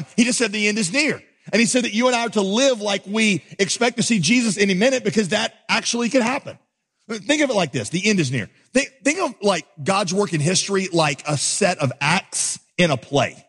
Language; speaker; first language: English; native; English